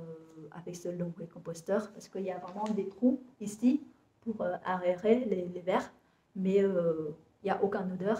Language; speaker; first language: French; non-native, fluent; Vietnamese